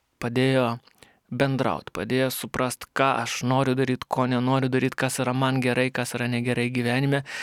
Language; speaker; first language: Lithuanian; non-native, local second language; Russian